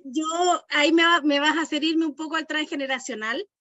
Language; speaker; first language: Spanish; native; Spanish